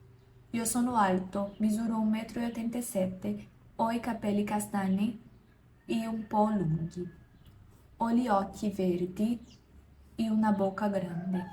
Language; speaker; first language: Italian; non-native, learner; Portuguese